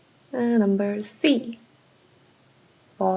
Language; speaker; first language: English; non-native, learner; Korean